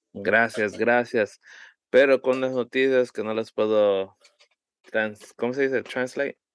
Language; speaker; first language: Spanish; early bilingual, heritage; Spanish